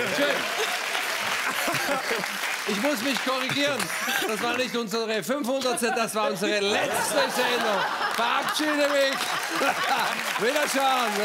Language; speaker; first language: German; native; German